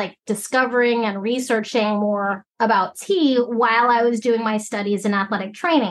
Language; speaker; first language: English; early bilingual, other home language; Cantonese